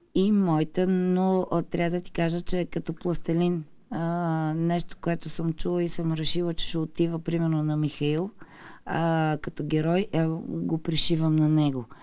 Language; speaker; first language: Bulgarian; native; Bulgarian